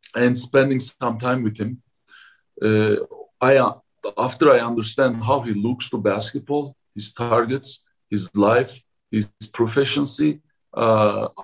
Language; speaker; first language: English; non-native, fluent; Turkish